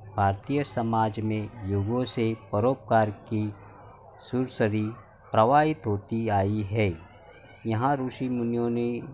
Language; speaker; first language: Hindi; non-native, local second language; Marathi